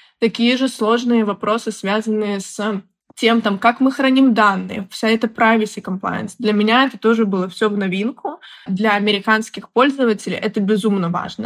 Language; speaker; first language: Russian; native; Russian